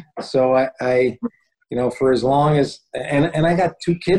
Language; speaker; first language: English; native; English